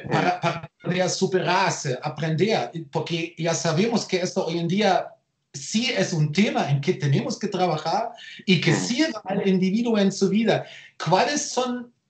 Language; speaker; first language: Spanish; non-native, fluent; German